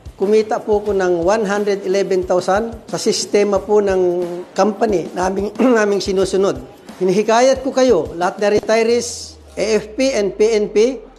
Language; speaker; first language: Filipino; native; Filipino